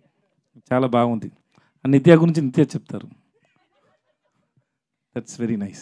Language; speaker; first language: Telugu; non-native, learner; Tamil